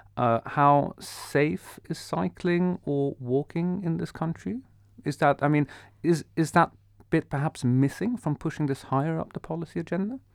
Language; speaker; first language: English; non-native, fluent; Dutch